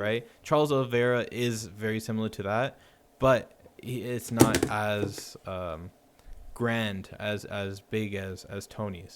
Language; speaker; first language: English; native; English